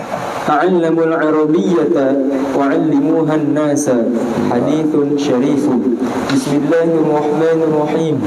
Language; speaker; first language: Arabic; non-native, learner; Indonesian